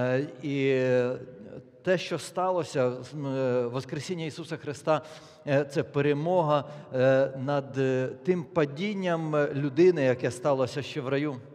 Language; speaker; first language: Polish; non-native, learner; Ukrainian